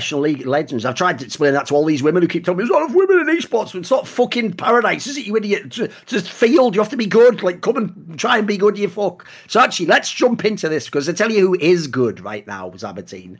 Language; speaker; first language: English; native; English